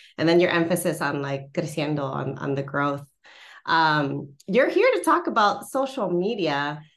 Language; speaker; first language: English; early bilingual, other home language; Spanish